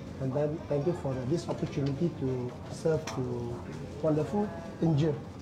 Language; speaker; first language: English; non-native, local second language; Cantonese